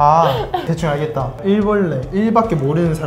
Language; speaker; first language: Korean; native; Korean